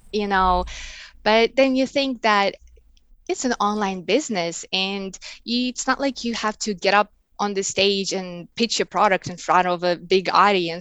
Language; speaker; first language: English; non-native, fluent; Russian